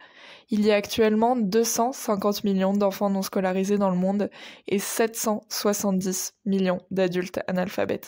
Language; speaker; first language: French; native; French